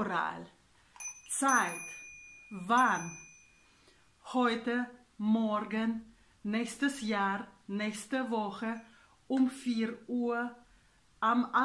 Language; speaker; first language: German; non-native, fluent; Russian